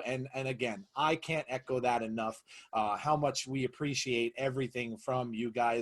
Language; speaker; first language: English; native; English